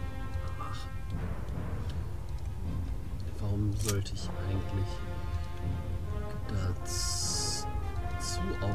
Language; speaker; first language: German; native; German